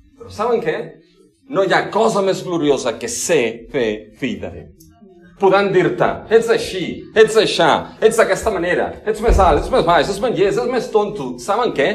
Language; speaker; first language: Catalan; non-native, local second language; Spanish